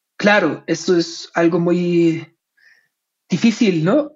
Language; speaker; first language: Spanish; non-native, fluent; German